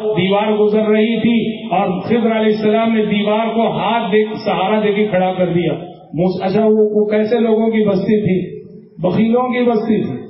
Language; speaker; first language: Urdu; native; Urdu